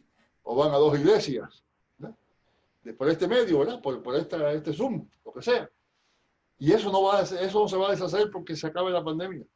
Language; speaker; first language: Spanish; native; Spanish